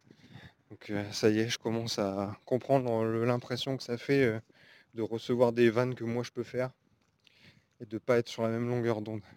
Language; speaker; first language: French; native; French